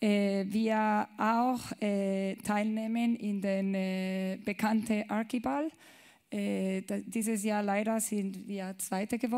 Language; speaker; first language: German; non-native, learner; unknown